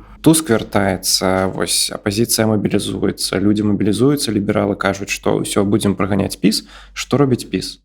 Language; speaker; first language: Belarusian; non-native, local second language; Russian